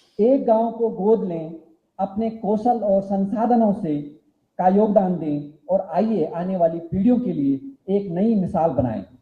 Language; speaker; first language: Hindi; native; Hindi